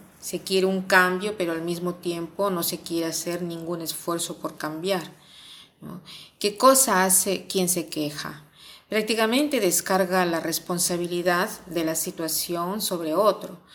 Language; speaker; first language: Spanish; non-native, fluent; Italian